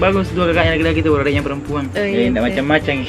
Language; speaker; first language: Indonesian; native; Indonesian